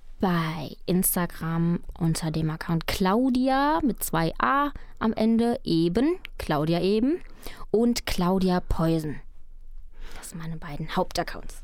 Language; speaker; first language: German; early bilingual, other home language; Spanish